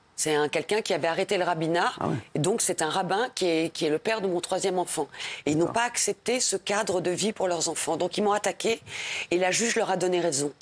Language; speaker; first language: French; native; French